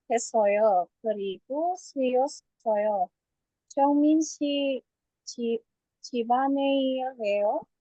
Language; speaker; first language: Korean; non-native, learner; Indonesian